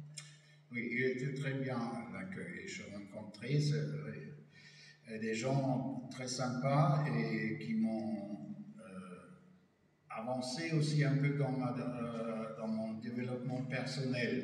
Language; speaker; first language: French; non-native, fluent; German